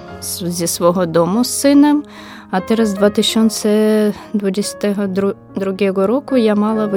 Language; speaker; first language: Ukrainian; non-native, local second language; Russian